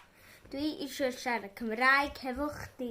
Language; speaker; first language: Welsh; non-native, learner; English